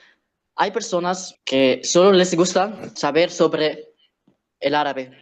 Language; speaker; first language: Spanish; non-native, learner; Arabic